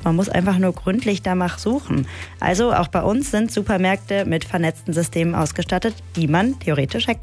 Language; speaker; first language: German; native; German